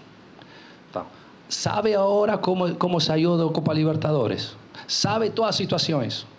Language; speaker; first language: Portuguese; non-native, local second language; Spanish